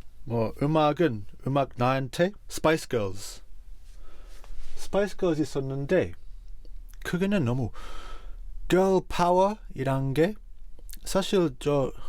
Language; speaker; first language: Korean; non-native, fluent; English